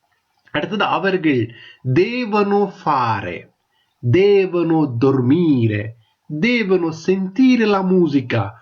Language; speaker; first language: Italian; non-native, fluent; Tamil